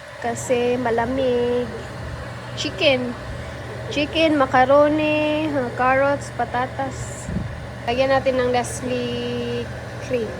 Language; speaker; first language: Filipino; native; Filipino